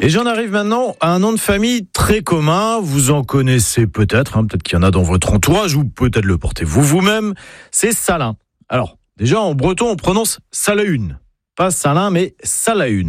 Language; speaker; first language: French; native; French